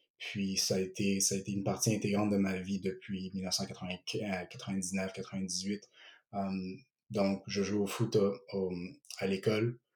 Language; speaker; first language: French; early bilingual, other home language; Ewe